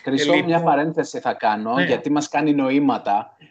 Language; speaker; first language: Greek; native; Greek